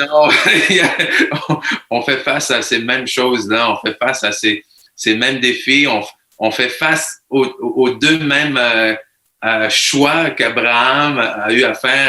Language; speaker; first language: French; native; French